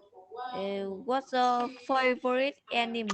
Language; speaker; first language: English; non-native, learner; Vietnamese